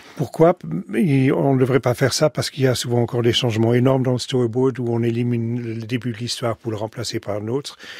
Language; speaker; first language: French; non-native, fluent; Dutch